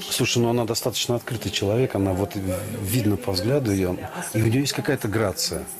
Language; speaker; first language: Russian; native; Russian